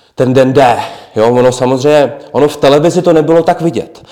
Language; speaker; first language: Czech; native; Czech